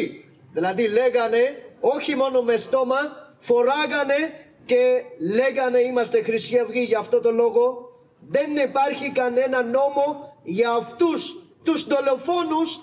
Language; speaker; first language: Greek; non-native, learner; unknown